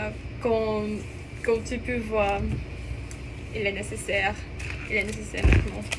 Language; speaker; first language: French; non-native, learner; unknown